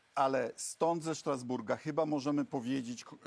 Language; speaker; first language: Polish; native; Polish